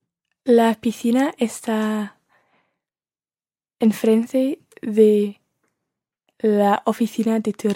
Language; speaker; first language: Spanish; non-native, learner; English